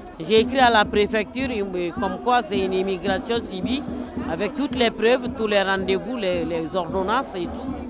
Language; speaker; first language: French; non-native, local second language; Bambara